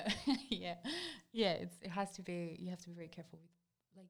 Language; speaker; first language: English; non-native, fluent; Greek